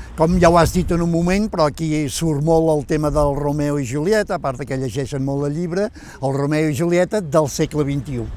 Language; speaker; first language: Catalan; native; Catalan